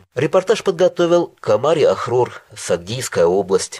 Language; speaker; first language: Russian; non-native, local second language; Tajik